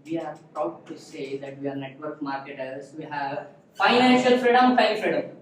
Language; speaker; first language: English; non-native, local second language; Kannada